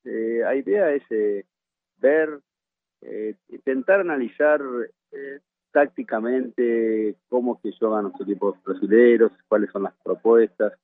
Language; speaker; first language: Portuguese; non-native, fluent; Spanish